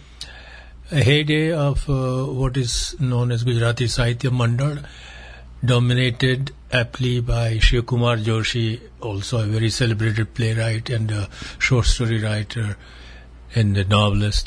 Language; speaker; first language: English; non-native, local second language; Gujarati